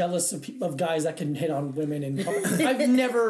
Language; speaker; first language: English; early bilingual, other home language; Spanish